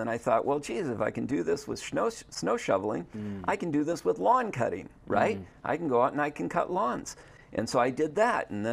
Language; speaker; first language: English; native; English